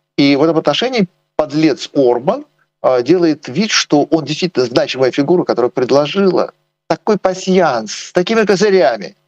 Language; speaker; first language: Russian; native; Russian